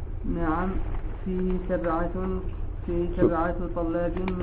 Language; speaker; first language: Arabic; non-native, learner; French